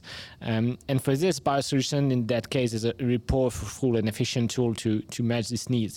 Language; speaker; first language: English; non-native, fluent; French